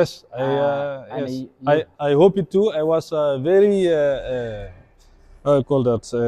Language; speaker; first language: English; non-native, learner; French